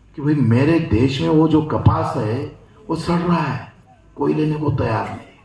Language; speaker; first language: Hindi; non-native, local second language; Marathi